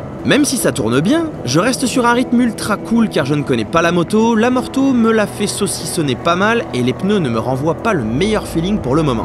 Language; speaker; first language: French; native; French